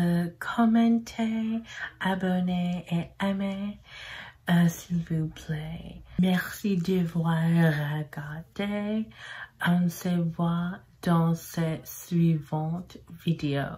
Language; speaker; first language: French; non-native, learner; English